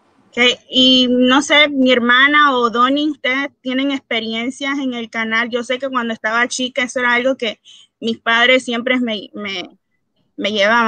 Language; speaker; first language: Spanish; early bilingual, heritage; Spanish